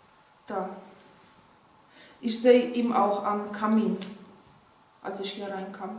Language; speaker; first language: German; non-native, fluent; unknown